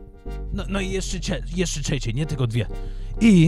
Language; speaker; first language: Polish; early bilingual, heritage; English